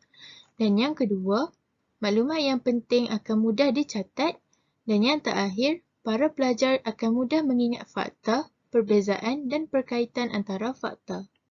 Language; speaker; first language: Malay; native; Malay